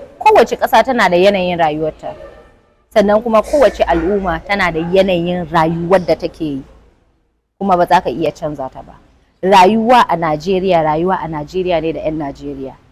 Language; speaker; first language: Hausa; non-native, fluent; Fula